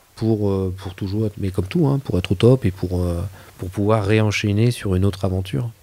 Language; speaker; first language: French; native; French